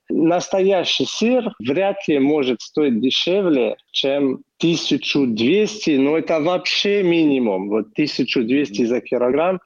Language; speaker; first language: Russian; non-native, fluent; French